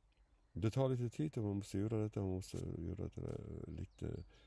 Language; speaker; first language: Swedish; non-native, fluent; German